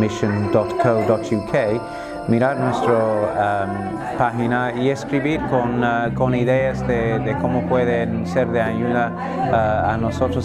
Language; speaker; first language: Spanish; non-native, fluent; English